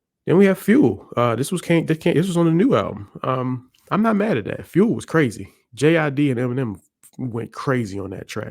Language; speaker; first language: English; native; English